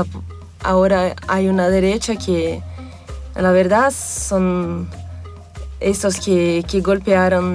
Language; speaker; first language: Spanish; non-native, fluent; Portuguese